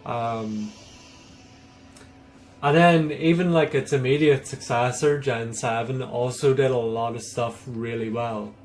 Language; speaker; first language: English; native; English